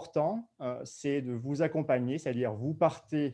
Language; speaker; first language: French; native; French